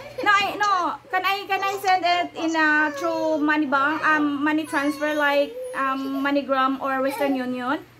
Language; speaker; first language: English; non-native, local second language; Filipino